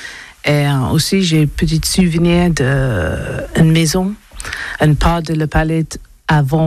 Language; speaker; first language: French; non-native, learner; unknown